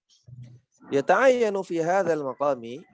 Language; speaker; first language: Arabic; non-native, fluent; Indonesian